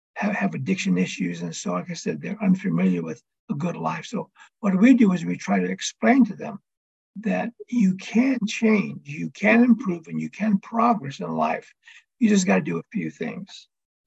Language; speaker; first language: English; native; English